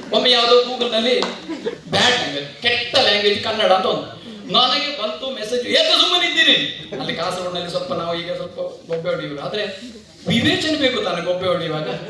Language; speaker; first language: Kannada; non-native, local second language; Malayalam